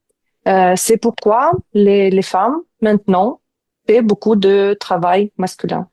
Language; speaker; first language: French; non-native, fluent; Ukrainian